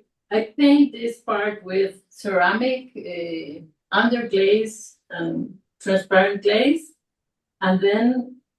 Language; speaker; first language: English; non-native, fluent; Spanish